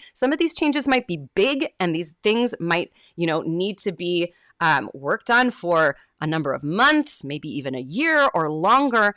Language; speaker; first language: English; native; English